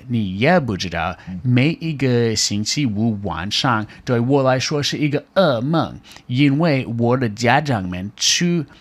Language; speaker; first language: Chinese; non-native, fluent; English